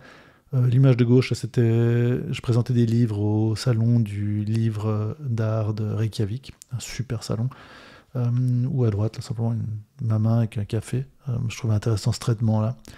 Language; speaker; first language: French; native; French